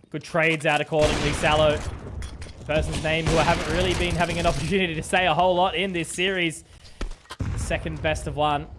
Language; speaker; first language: English; native; English